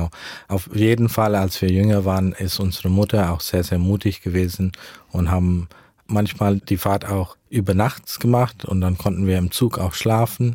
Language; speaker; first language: German; early bilingual, heritage; German